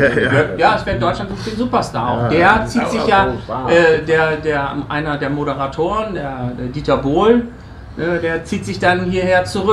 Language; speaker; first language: German; native; German